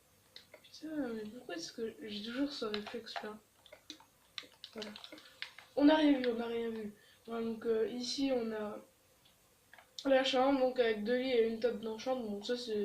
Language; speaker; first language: French; native; French